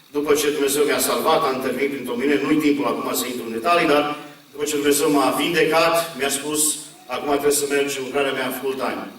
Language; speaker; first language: Romanian; early bilingual, heritage; Romanian